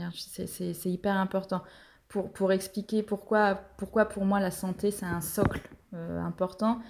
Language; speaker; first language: French; native; French